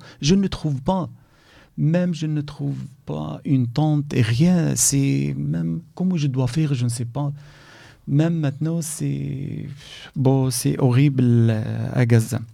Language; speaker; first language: French; non-native, learner; Arabic